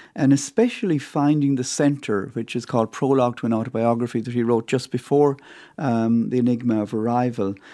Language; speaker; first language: English; native; English